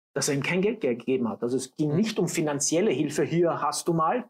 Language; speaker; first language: German; early bilingual, other home language; English